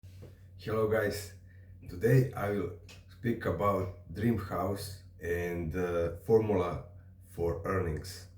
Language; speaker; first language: English; non-native, learner; Serbian